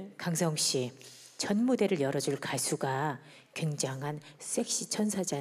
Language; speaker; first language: Korean; native; Korean